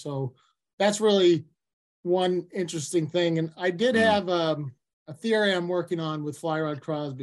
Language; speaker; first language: English; native; English